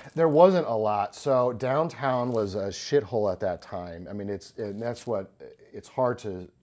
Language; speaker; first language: English; native; English